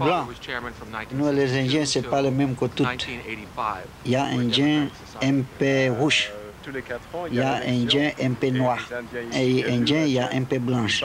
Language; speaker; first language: French; non-native, local second language; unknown